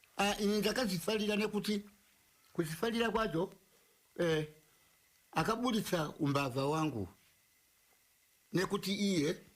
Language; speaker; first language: Shona; non-native, fluent; Nyanja